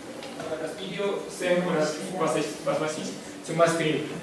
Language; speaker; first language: German; non-native, fluent; Spanish